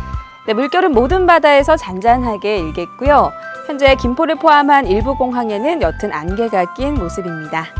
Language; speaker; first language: Korean; native; Korean